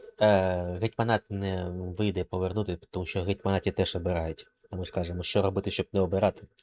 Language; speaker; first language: Ukrainian; non-native, local second language; Russian